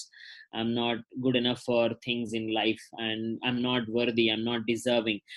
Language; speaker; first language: English; non-native, local second language; Telugu